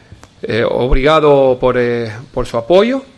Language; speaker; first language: Portuguese; non-native, learner; Spanish